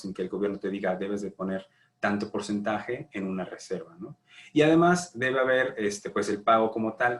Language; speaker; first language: Spanish; native; Spanish